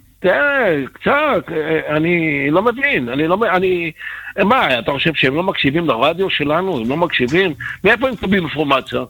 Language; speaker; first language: Hebrew; native; Hebrew